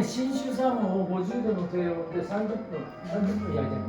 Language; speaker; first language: Japanese; native; Japanese